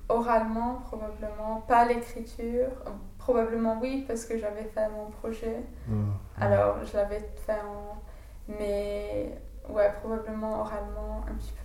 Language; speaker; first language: French; non-native, fluent; English